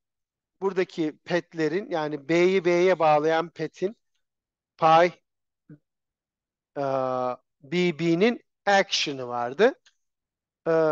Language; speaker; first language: Turkish; native; Turkish